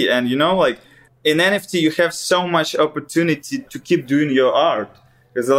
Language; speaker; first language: English; non-native, learner; Russian